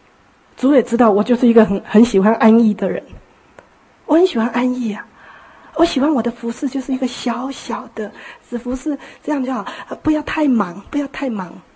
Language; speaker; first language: Chinese; native; Chinese